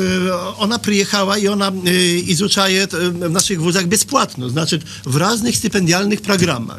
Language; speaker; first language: Russian; non-native, fluent; Polish